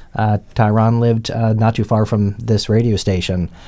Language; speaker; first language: English; native; English